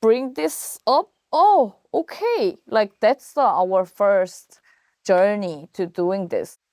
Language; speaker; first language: English; non-native, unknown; Korean